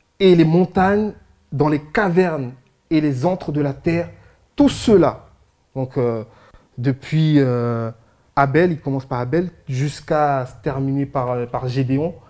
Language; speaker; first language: French; early bilingual, other home language; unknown